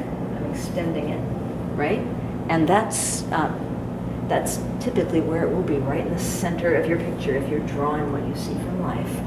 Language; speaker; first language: English; native; English